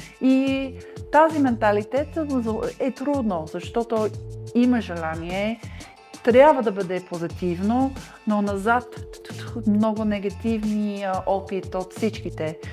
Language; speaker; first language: Bulgarian; non-native, learner; English